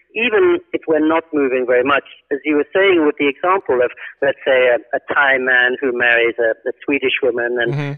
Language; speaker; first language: English; native; English